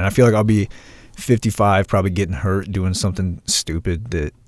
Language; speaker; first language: English; native; English